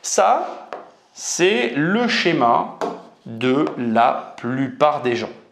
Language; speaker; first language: French; native; French